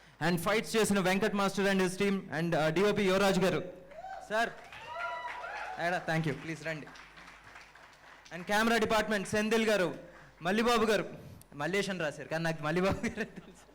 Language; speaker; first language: Telugu; native; Telugu